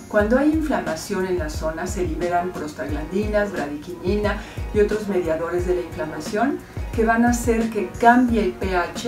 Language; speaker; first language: Spanish; native; Spanish